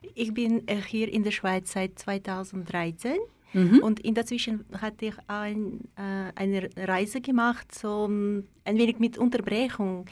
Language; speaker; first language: German; non-native, learner; Russian